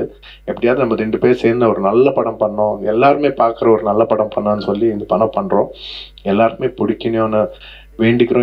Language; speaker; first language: Tamil; non-native, local second language; Telugu